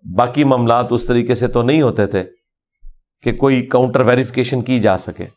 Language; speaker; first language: Urdu; non-native, local second language; Punjabi